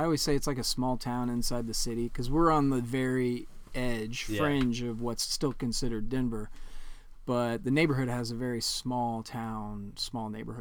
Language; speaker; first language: English; native; English